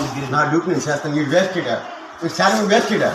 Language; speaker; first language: Telugu; native; Telugu